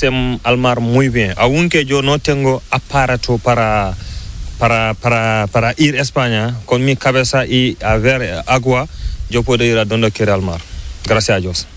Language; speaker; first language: Spanish; non-native, learner; Fula